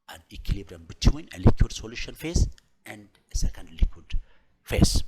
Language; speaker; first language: English; non-native, local second language; Amharic